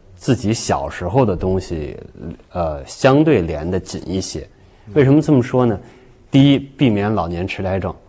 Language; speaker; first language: Chinese; native; Chinese